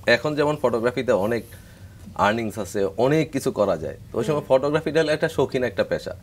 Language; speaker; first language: Bangla; native; Bangla